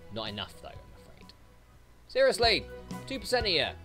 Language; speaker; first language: English; native; English